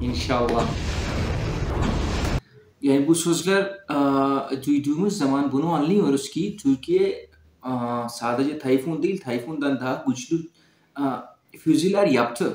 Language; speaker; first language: Turkish; non-native, fluent; Urdu